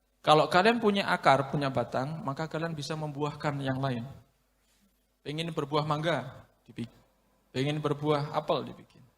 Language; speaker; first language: Indonesian; non-native, local second language; Javanese